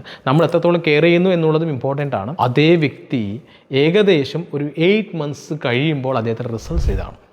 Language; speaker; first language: Malayalam; native; Malayalam